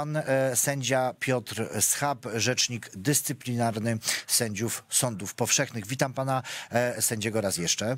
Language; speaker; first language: Polish; native; Polish